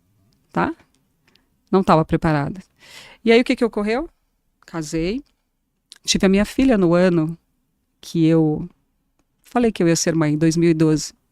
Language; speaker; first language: Portuguese; native; Portuguese